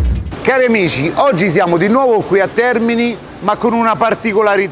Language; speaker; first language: Italian; native; Italian